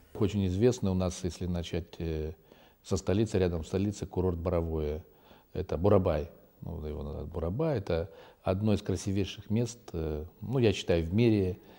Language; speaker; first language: Russian; non-native, local second language; Kazakh